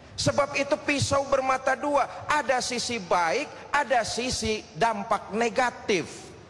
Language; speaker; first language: Indonesian; native; Indonesian